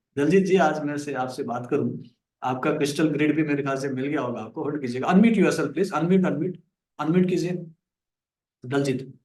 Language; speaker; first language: Hindi; native; Hindi